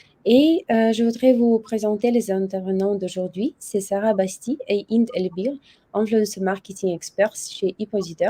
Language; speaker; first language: French; non-native, fluent; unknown